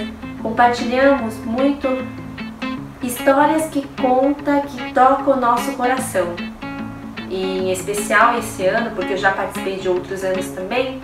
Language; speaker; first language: Portuguese; early bilingual, heritage; Korean